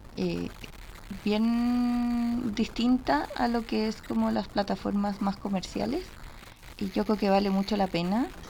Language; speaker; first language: Spanish; native; Spanish